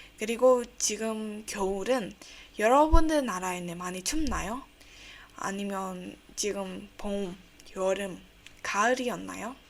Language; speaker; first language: Korean; non-native, fluent; Burmese